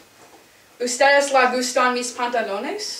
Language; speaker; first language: Spanish; non-native, learner; English